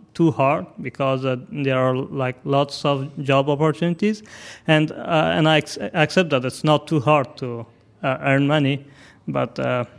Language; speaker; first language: English; non-native, fluent; Persian